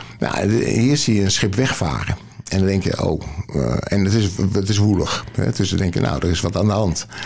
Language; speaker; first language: Dutch; native; Dutch